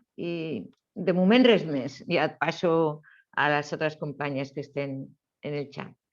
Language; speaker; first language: Catalan; non-native, local second language; Spanish